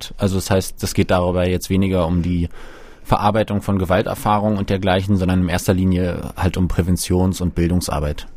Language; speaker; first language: German; native; German